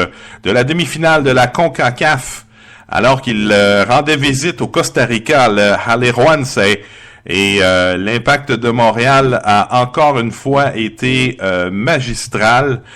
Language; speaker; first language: French; native; French